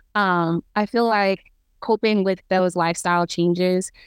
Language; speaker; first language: English; native; English